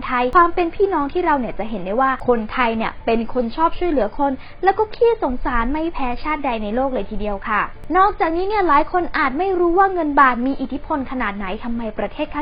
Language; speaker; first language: Thai; native; Thai